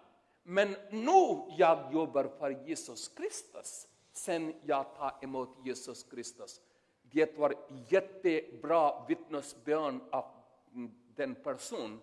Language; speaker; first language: Swedish; non-native, learner; Urdu